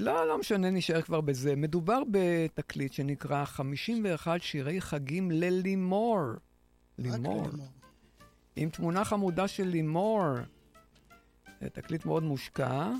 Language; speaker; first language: Hebrew; native; Hebrew